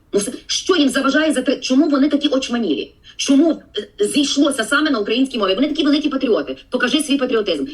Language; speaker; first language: Ukrainian; native; Ukrainian